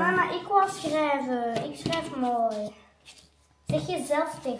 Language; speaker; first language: Dutch; early bilingual, other home language; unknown